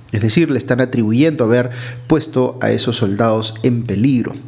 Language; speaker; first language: Spanish; native; Spanish